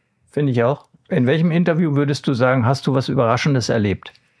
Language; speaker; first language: German; native; German